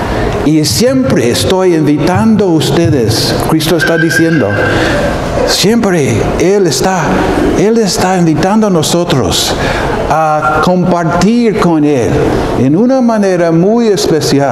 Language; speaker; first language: Spanish; non-native, fluent; English